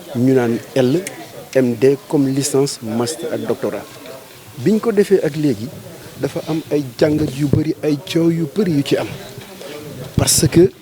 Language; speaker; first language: Wolof; native; Wolof